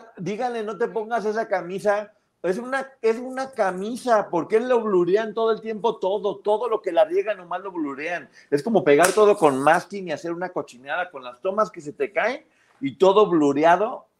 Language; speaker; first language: Spanish; native; Spanish